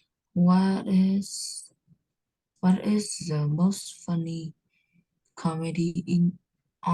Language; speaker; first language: English; non-native, learner; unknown